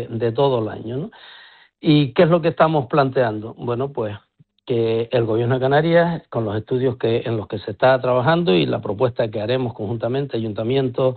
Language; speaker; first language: Spanish; native; Spanish